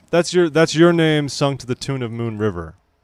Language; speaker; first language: English; native; English